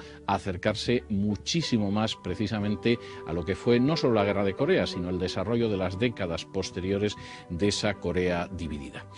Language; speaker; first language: Spanish; native; Spanish